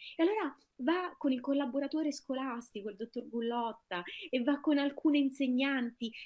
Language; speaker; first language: Italian; native; Italian